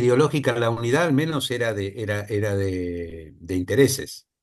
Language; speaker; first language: Spanish; native; Spanish